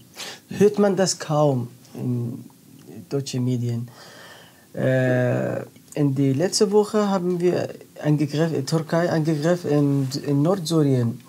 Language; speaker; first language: German; non-native, learner; Arabic